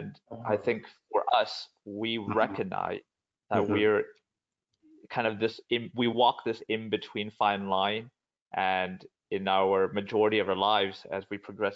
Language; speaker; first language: English; native; English